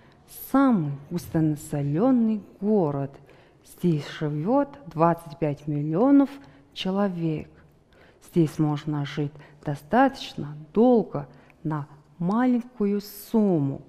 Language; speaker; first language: Russian; non-native, fluent; Mongolian